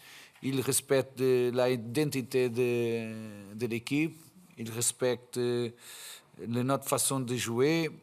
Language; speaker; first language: French; non-native, fluent; Portuguese